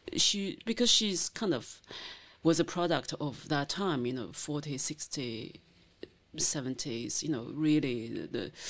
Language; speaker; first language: English; non-native, fluent; Chinese